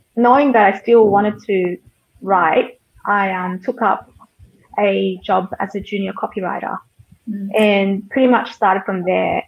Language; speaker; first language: English; early bilingual, other home language; Vietnamese